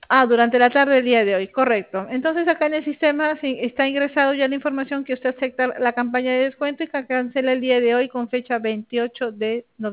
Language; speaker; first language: Spanish; native; Spanish